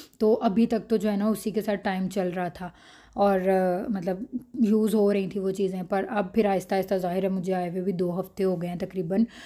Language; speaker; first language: Urdu; native; Urdu